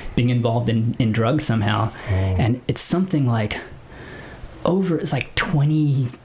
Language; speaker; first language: English; early bilingual, other home language; Filipino